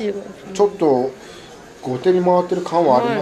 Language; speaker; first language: Japanese; native; Japanese